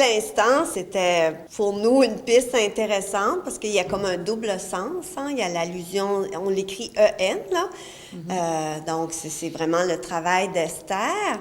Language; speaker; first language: French; native; French